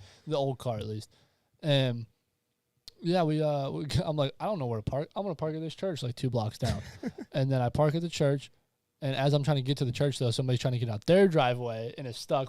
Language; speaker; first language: English; native; English